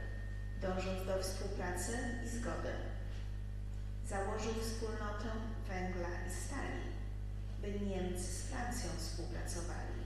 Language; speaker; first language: Polish; native; Polish